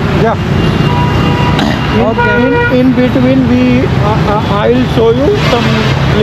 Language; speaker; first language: English; non-native, learner; Hindi